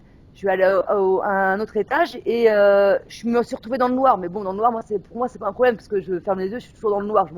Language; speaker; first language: French; native; French